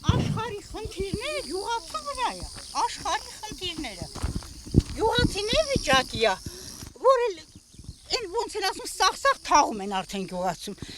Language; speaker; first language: Armenian; native; Armenian